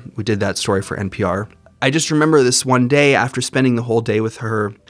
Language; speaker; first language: English; native; English